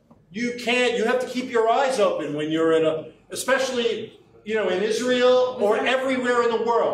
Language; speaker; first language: English; native; English